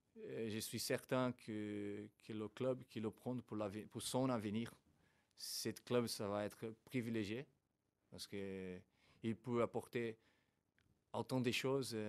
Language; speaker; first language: French; non-native, fluent; Portuguese